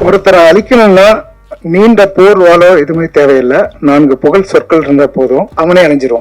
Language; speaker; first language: Tamil; native; Tamil